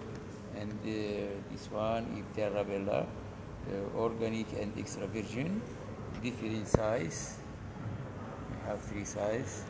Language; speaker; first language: English; non-native, learner; Arabic